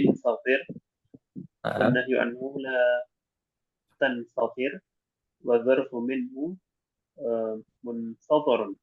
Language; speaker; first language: Arabic; non-native, learner; Indonesian